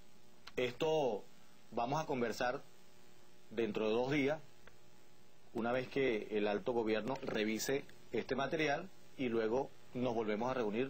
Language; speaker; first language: Spanish; native; Spanish